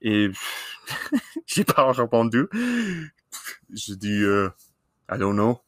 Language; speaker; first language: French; non-native, learner; English